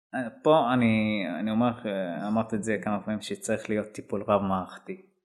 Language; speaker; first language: Hebrew; non-native, local second language; Arabic